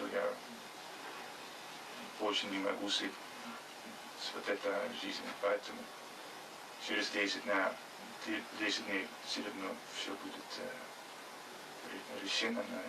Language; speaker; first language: Russian; non-native, fluent; Dutch